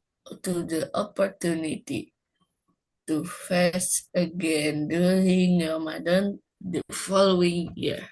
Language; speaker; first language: English; non-native, learner; Indonesian